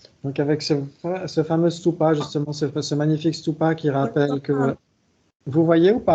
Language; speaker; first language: French; native; French